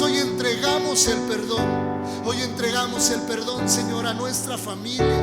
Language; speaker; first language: Spanish; native; Spanish